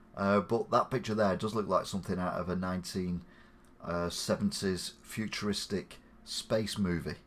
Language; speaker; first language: English; native; English